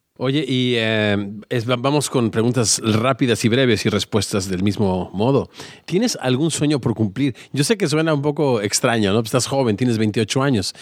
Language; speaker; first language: Spanish; native; Spanish